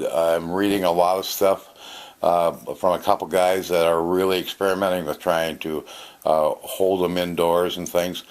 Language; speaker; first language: English; native; English